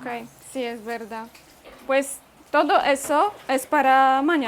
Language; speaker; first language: Spanish; non-native, fluent; Polish